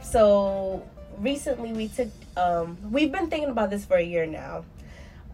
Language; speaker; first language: English; native; English